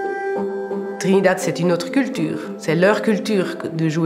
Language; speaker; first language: French; non-native, local second language; German